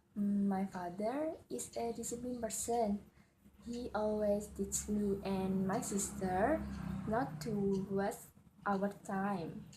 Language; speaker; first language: English; non-native, learner; Indonesian